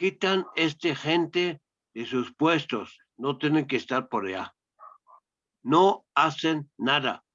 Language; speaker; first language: Spanish; non-native, fluent; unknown